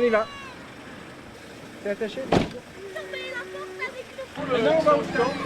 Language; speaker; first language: French; native; French